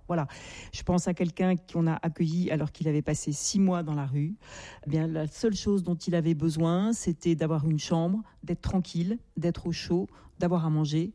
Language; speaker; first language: French; native; French